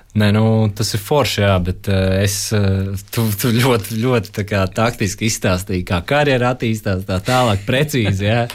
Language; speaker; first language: Latvian; native; Latvian